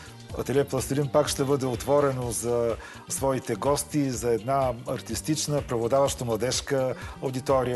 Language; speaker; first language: Bulgarian; native; Bulgarian